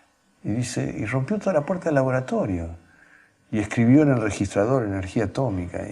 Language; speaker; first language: Spanish; native; Spanish